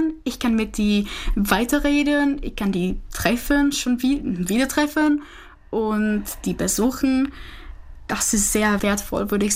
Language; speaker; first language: German; non-native, fluent; Czech